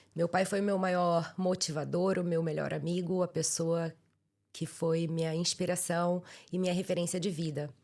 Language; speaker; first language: Portuguese; native; Portuguese